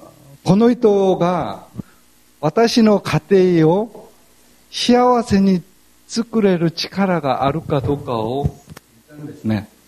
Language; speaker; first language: Japanese; non-native, fluent; Korean